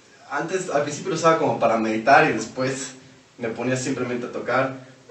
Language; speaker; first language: Spanish; native; Spanish